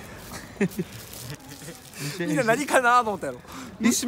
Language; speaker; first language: Japanese; native; Japanese